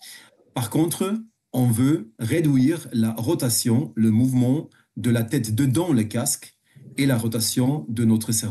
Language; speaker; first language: French; non-native, fluent; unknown